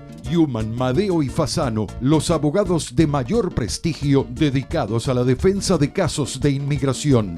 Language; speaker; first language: Spanish; native; Spanish